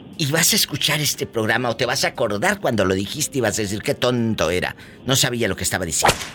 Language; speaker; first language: Spanish; native; Spanish